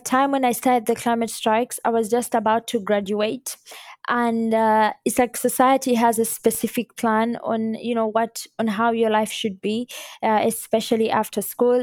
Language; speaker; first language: English; non-native, local second language; Ganda